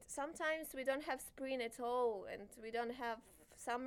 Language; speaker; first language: English; non-native, learner; Russian